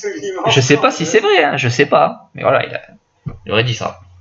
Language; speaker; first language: French; native; French